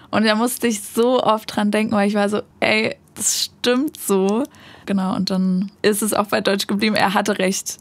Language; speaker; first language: German; native; German